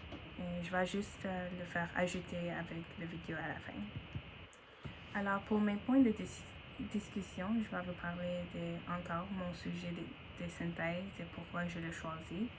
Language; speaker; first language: French; non-native, learner; English